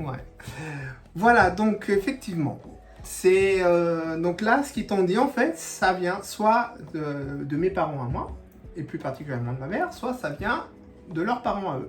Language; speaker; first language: French; native; French